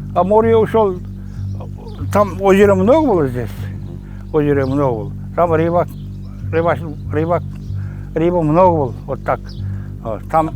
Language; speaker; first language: Russian; non-native, local second language; Kara-Kalpak